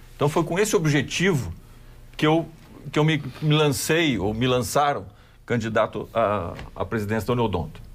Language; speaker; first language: Portuguese; native; Portuguese